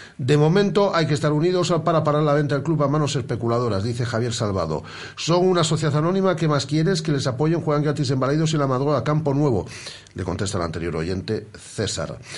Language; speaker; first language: Spanish; native; Spanish